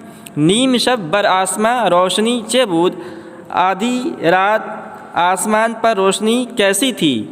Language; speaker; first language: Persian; non-native, fluent; Urdu